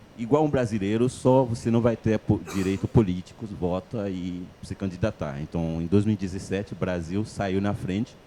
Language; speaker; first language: Portuguese; non-native, fluent; Haitian Creole